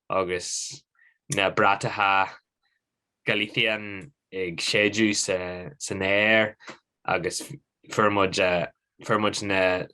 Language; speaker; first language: Irish; non-native, local second language; English